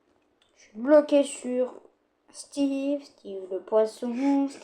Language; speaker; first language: French; native; French